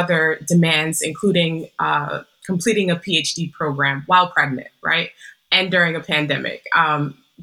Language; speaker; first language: English; native; English